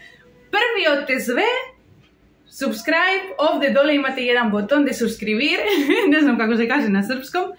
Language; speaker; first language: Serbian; non-native, learner; Spanish